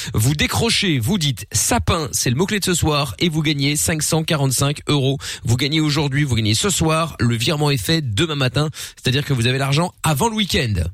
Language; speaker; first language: French; early bilingual, other home language; Portuguese